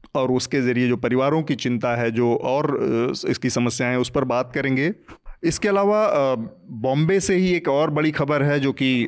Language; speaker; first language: Hindi; native; Hindi